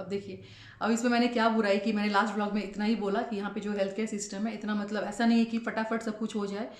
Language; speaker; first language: Hindi; native; Hindi